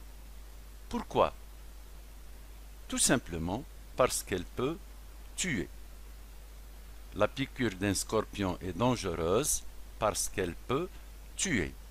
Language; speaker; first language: French; non-native, local second language; Arabic